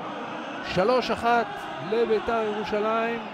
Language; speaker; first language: Hebrew; native; Hebrew